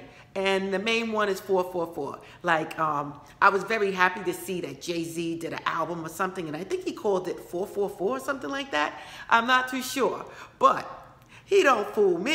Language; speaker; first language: English; native; English